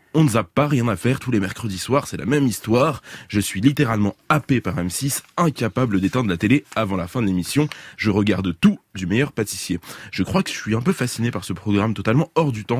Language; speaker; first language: French; native; French